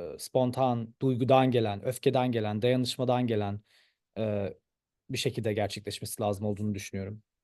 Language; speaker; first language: Turkish; early bilingual, heritage; Turkish